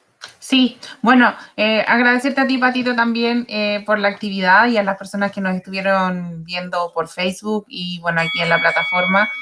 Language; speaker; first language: Spanish; native; Spanish